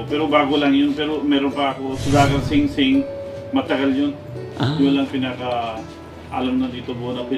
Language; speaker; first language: Filipino; non-native, learner; Punjabi